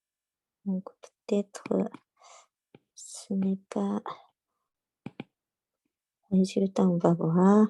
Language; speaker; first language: French; non-native, learner; Japanese